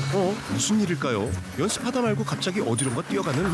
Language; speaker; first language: Korean; native; Korean